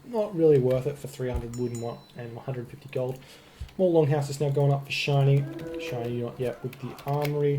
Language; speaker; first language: English; native; English